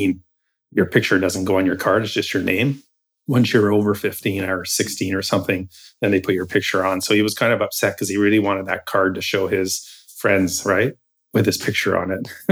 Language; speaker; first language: English; native; English